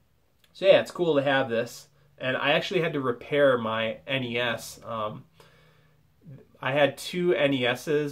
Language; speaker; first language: English; native; English